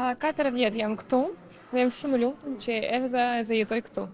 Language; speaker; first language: Albanian; non-native, learner; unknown